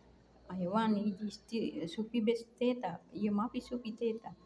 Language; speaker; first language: Arabic; non-native, learner; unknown